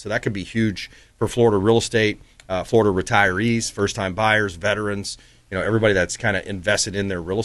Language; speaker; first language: English; native; English